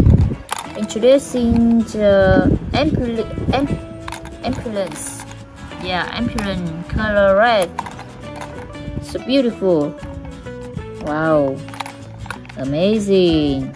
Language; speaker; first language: English; non-native, learner; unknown